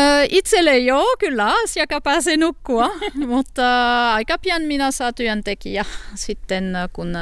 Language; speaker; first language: Finnish; non-native, learner; French